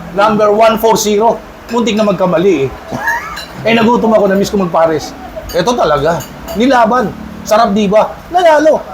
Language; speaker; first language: Filipino; native; Filipino